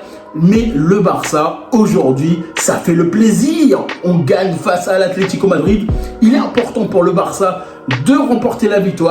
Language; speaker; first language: French; native; French